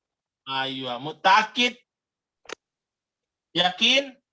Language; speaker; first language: Arabic; non-native, fluent; Indonesian